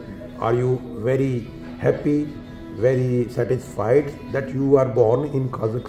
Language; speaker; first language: English; non-native, learner; Urdu